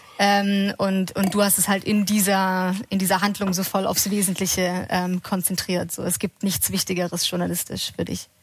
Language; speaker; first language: German; native; German